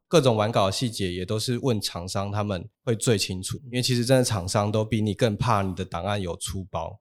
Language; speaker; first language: Chinese; non-native, local second language; Min Nan Chinese